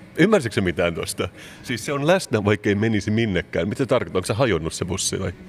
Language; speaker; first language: Finnish; native; Finnish